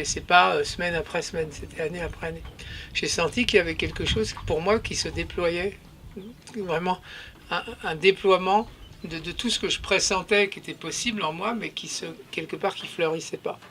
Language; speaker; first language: French; native; French